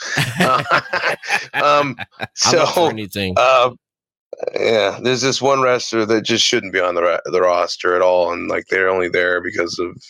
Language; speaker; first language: English; early bilingual, other home language; Italian